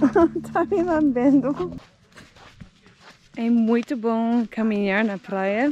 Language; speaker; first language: Portuguese; non-native, learner; English